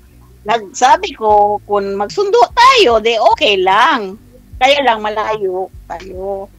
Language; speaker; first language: Filipino; non-native, local second language; Chavacano